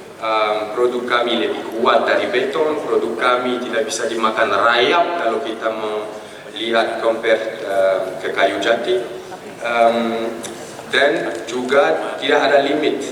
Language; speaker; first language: Indonesian; non-native, fluent; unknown